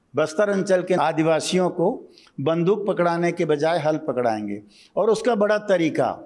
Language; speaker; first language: Hindi; native; Hindi